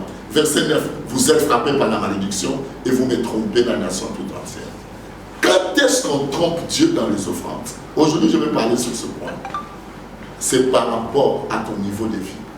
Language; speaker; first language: French; non-native, local second language; Lingala